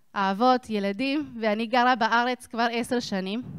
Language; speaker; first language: Hebrew; non-native, fluent; Spanish